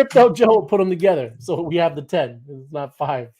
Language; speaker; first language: English; native; English